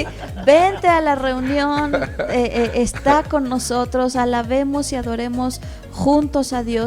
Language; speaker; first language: Spanish; native; Spanish